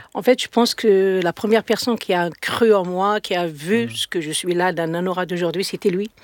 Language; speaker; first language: French; non-native, local second language; Kabyle